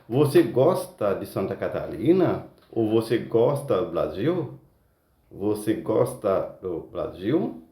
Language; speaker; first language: Portuguese; non-native, fluent; Haitian Creole